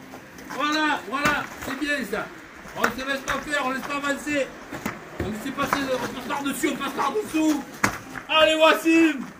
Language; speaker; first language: French; native; French